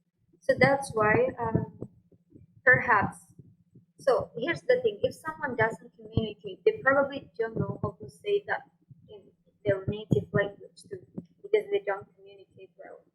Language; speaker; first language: English; non-native, fluent; Indonesian